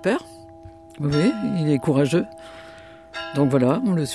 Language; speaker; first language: French; native; French